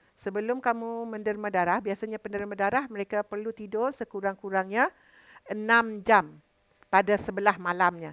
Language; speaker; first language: Malay; native; Malay